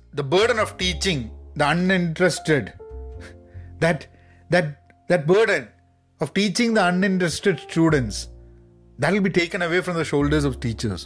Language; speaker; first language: English; non-native, local second language; Malayalam